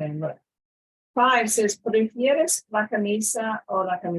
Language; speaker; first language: Spanish; non-native, fluent; English